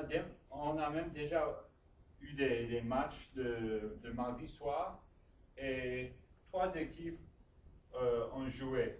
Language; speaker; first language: French; non-native, learner; English